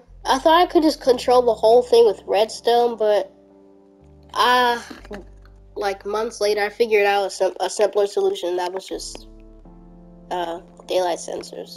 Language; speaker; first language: English; native; English